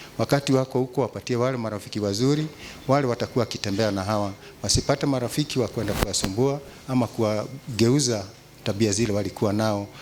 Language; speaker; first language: Swahili; non-native, local second language; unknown